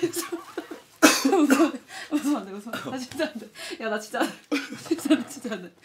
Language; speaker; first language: Korean; native; Korean